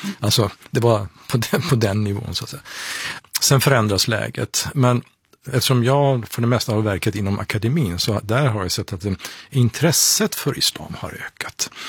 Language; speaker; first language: Swedish; non-native, fluent; Persian